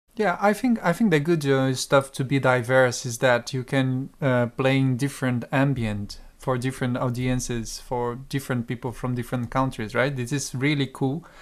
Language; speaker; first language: English; non-native, fluent; Portuguese